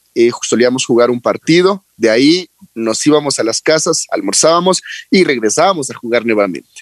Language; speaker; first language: Spanish; native; Spanish